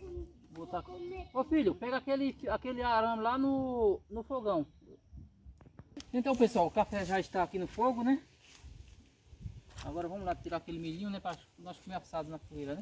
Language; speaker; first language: Portuguese; native; Portuguese